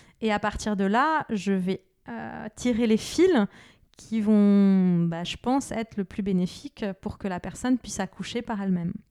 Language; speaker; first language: French; native; French